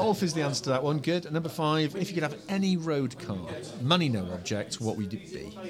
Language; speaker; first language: English; native; English